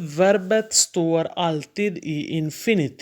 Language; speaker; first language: Swedish; non-native, fluent; Urdu